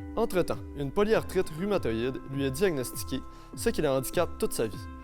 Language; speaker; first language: French; native; French